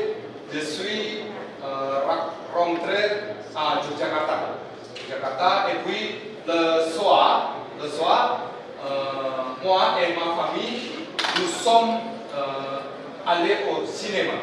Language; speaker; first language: French; non-native, learner; Indonesian